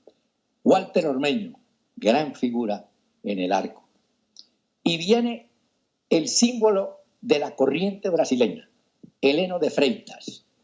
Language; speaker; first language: Spanish; native; Spanish